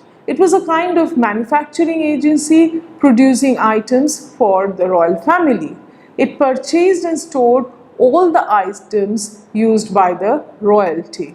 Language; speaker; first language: English; non-native, local second language; Bangla